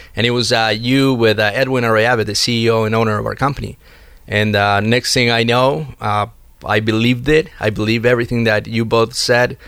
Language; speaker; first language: English; early bilingual, other home language; Spanish